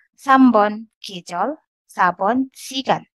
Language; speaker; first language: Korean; non-native, fluent; Indonesian